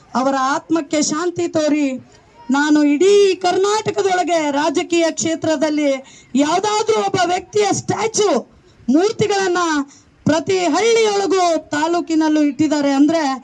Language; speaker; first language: Kannada; native; Kannada